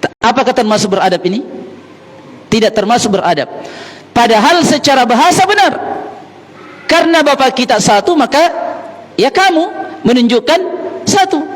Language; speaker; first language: Malay; non-native, local second language; Buginese